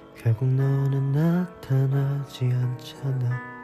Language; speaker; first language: Korean; early bilingual, heritage; Korean